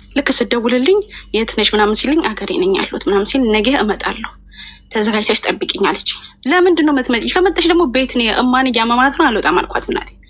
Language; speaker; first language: Amharic; native; Amharic